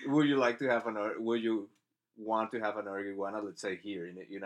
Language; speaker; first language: English; non-native, fluent; Spanish